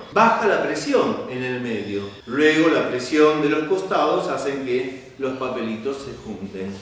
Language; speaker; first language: Spanish; native; Spanish